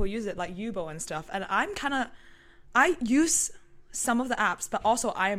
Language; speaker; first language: English; non-native, local second language; Cantonese